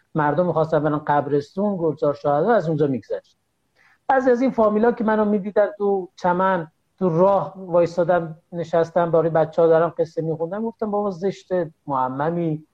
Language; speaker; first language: Persian; native; Persian